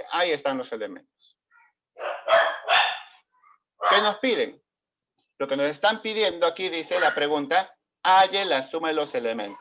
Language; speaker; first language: Spanish; native; Spanish